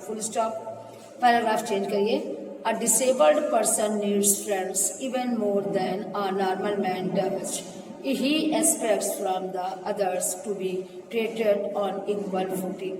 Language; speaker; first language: English; non-native, local second language; Hindi